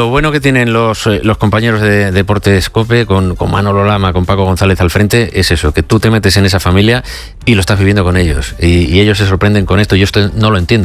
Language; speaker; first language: Spanish; native; Spanish